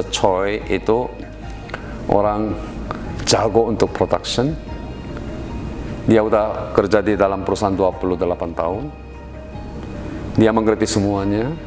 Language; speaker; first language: Indonesian; non-native, learner; Korean